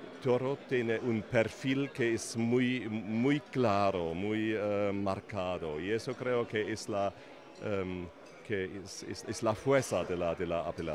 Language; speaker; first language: Spanish; non-native, fluent; German